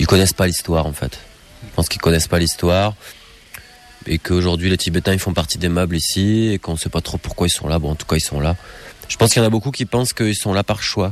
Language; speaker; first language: French; native; French